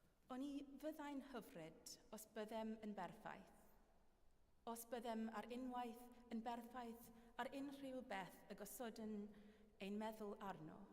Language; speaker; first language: Welsh; non-native, fluent; English